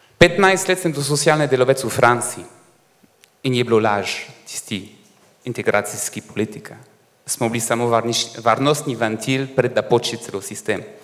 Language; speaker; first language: Slovenian; non-native, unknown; French